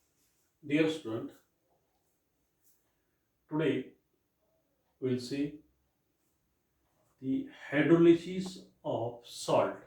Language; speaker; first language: English; non-native, local second language; Marathi